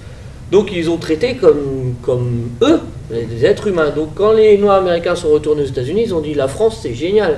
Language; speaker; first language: French; native; French